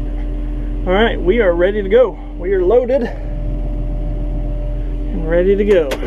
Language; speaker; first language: English; native; English